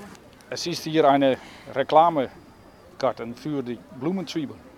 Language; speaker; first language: German; non-native, learner; Dutch